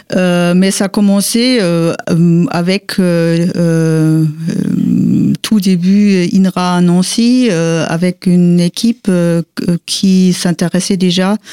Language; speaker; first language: French; non-native, fluent; German